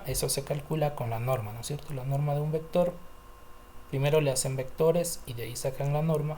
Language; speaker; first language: Spanish; native; Spanish